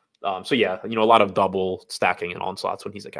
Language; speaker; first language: English; native; English